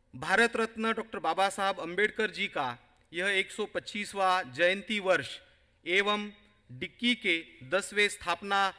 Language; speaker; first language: Hindi; non-native, local second language; Marathi